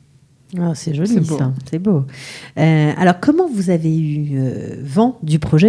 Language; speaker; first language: French; native; French